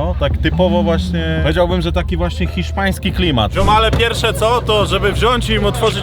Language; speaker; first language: Polish; native; Polish